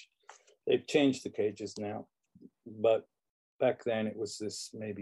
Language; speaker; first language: English; native; English